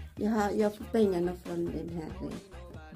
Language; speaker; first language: Swedish; non-native, learner; Filipino